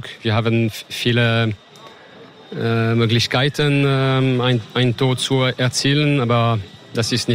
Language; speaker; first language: German; non-native, fluent; French